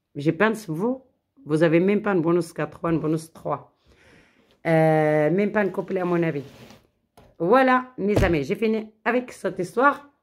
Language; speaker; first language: French; non-native, local second language; Arabic